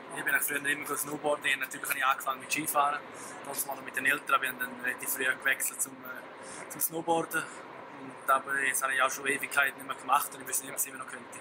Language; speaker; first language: German; native; German